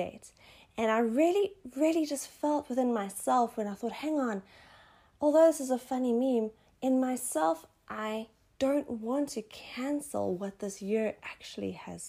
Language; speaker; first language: English; native; English